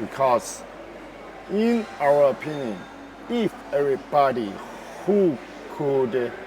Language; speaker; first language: English; non-native, learner; Chinese